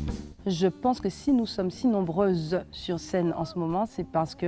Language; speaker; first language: French; native; French